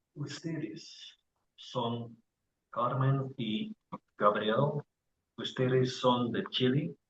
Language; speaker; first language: Spanish; non-native, learner; English